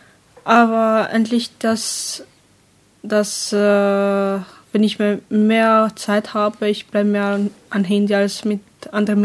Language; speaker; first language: German; non-native, learner; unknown